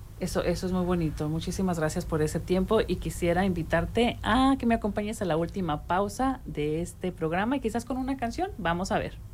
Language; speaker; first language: Spanish; native; Spanish